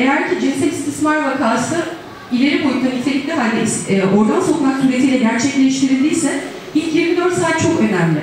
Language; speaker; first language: Turkish; native; Turkish